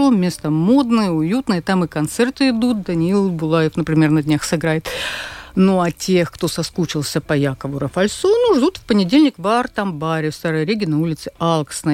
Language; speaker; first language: Russian; native; Russian